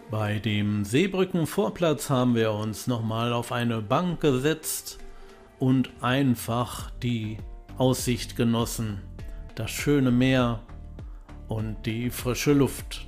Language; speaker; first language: German; native; German